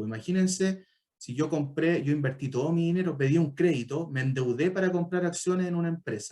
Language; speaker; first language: Spanish; native; Spanish